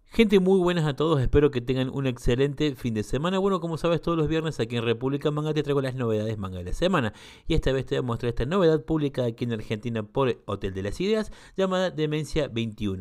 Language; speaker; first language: Spanish; native; Spanish